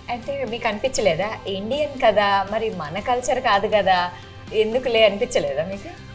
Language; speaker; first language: Telugu; native; Telugu